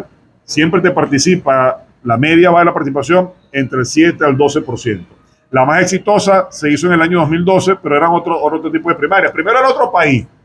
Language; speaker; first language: Spanish; native; Spanish